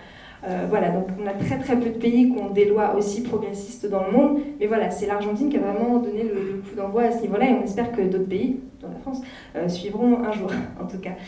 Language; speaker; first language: French; native; French